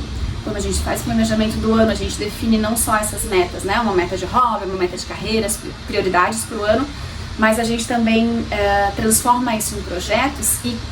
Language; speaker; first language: Portuguese; native; Portuguese